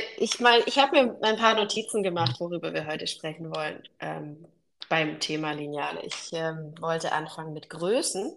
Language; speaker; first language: German; native; German